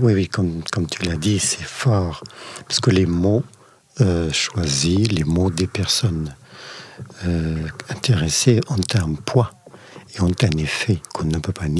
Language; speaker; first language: French; non-native, fluent; Arabic